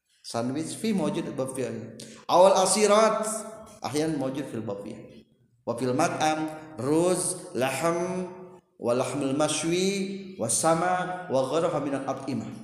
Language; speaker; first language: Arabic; non-native, fluent; Indonesian